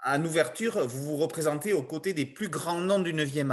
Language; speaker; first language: French; native; French